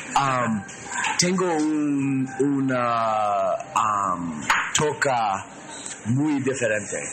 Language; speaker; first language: Spanish; non-native, learner; English